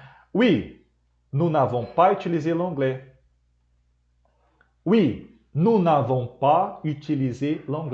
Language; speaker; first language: French; non-native, fluent; Portuguese